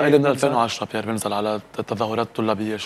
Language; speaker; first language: Arabic; native; Arabic